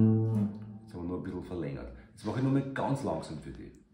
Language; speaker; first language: German; native; German